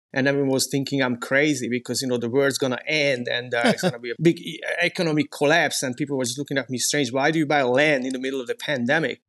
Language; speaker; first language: English; non-native, fluent; Hungarian